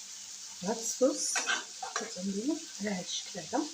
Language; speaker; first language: Arabic; native; Arabic